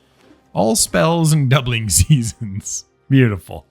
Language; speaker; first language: English; native; English